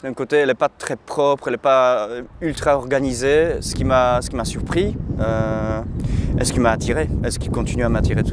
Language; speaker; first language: French; non-native, fluent; Polish